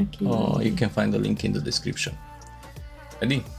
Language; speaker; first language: English; non-native, fluent; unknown